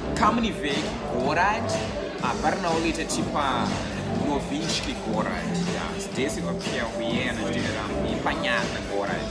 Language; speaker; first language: Russian; non-native, learner; Shona